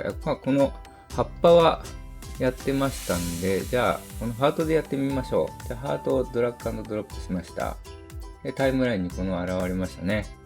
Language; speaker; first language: Japanese; native; Japanese